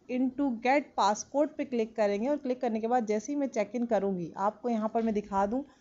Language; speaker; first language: Urdu; non-native, local second language; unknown